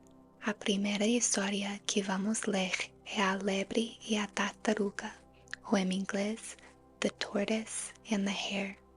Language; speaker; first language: Portuguese; non-native, fluent; English